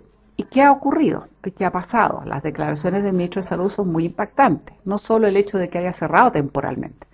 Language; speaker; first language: Spanish; native; Spanish